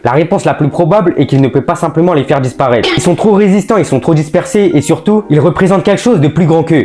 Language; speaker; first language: French; native; French